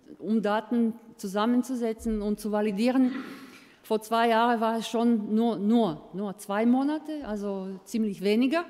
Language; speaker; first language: German; non-native, fluent; Croatian